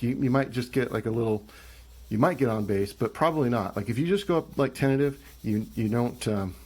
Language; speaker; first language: English; native; English